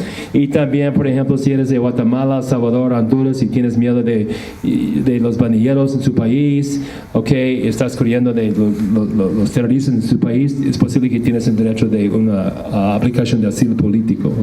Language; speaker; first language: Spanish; non-native, fluent; English